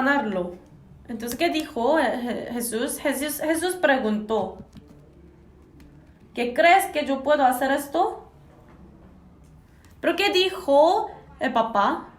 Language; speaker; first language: Spanish; non-native, fluent; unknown